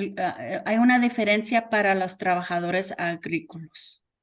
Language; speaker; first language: Spanish; early bilingual, heritage; Spanish